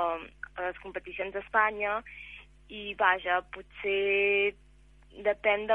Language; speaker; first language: Catalan; early bilingual, heritage; Catalan